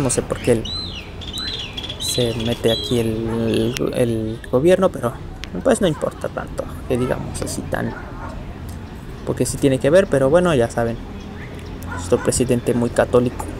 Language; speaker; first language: Spanish; native; Spanish